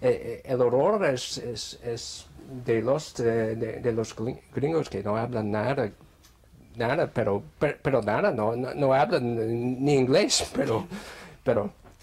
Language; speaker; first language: Spanish; non-native, fluent; English